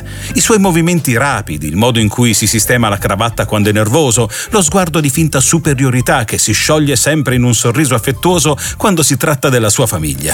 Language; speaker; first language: Italian; native; Italian